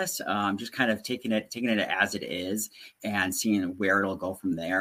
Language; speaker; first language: English; native; English